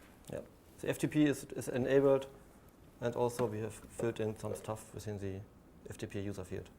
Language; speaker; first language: English; non-native, fluent; German